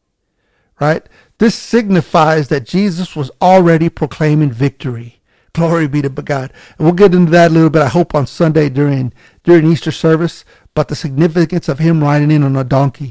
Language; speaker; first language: English; native; English